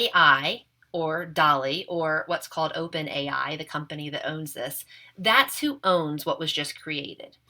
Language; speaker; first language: English; native; English